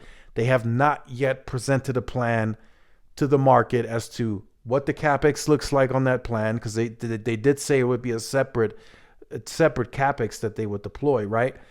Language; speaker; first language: English; native; English